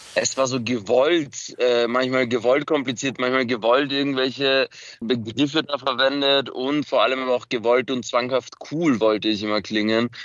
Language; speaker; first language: German; early bilingual, other home language; Macedonian